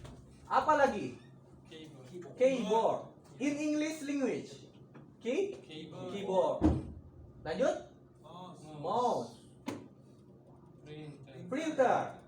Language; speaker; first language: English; non-native, learner; Indonesian